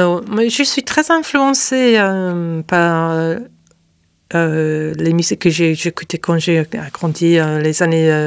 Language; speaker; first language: French; non-native, fluent; English